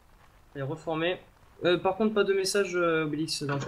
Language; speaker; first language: French; native; French